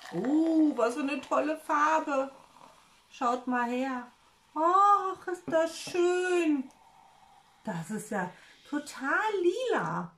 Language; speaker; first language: German; native; German